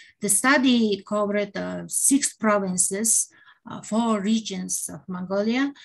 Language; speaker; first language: English; non-native, learner; Mongolian